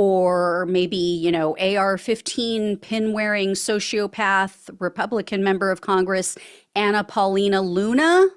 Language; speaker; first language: English; native; English